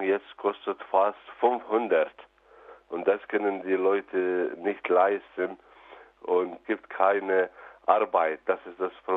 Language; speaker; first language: German; non-native, fluent; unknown